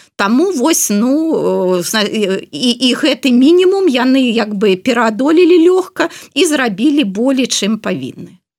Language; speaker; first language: Belarusian; non-native, local second language; Russian